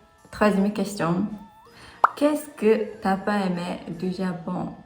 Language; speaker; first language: French; non-native, fluent; Japanese